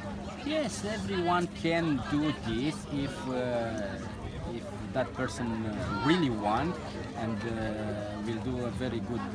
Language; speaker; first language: English; non-native, learner; Romanian